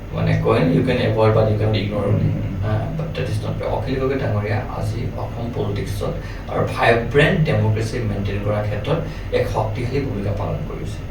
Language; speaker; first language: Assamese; non-native, local second language; Nepali